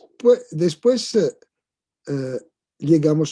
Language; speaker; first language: Spanish; non-native, fluent; Italian